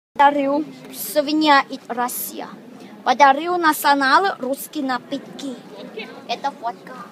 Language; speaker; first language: Russian; non-native, learner; Thai